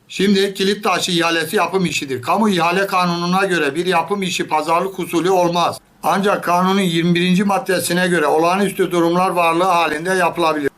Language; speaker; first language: Turkish; native; Turkish